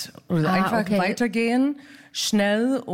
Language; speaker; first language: German; non-native, fluent; English